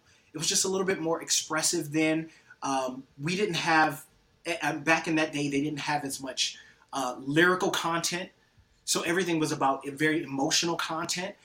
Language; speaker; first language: English; native; English